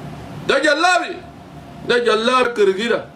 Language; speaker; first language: Arabic; native; Arabic